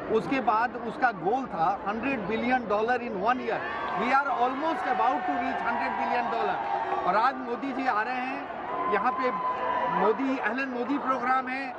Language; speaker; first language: Hindi; native; Hindi